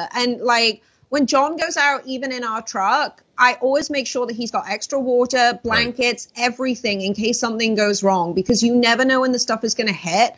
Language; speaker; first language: English; native; English